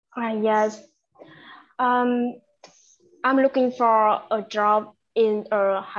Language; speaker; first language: English; non-native, learner; Vietnamese